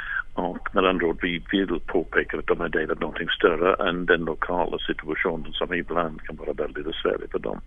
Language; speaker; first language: Swedish; non-native, fluent; English